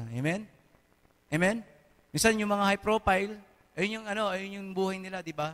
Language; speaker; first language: Filipino; native; Filipino